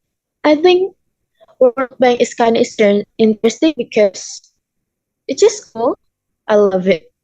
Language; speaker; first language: English; non-native, learner; Indonesian